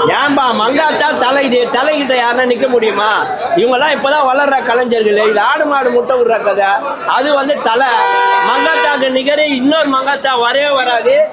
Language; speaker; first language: Tamil; native; Tamil